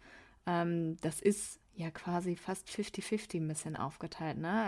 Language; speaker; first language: German; early bilingual, other home language; Persian